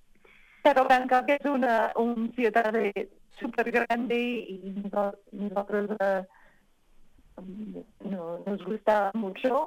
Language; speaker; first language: Spanish; non-native, learner; English